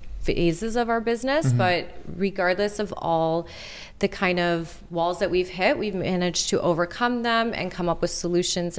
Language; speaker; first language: English; native; English